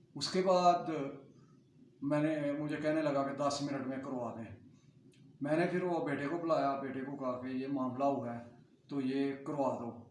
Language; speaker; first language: Urdu; non-native, local second language; Punjabi